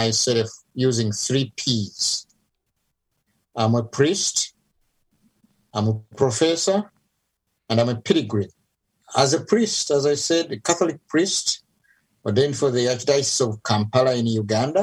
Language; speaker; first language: English; non-native, local second language; Ganda